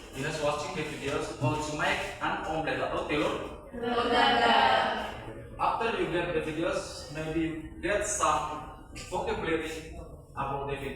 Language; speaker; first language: English; non-native, learner; Indonesian